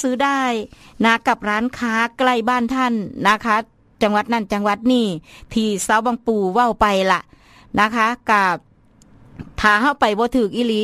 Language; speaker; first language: Thai; non-native, local second language; Northeastern Thai